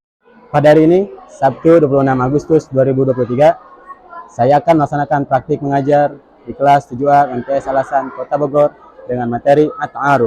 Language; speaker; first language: Indonesian; native; Indonesian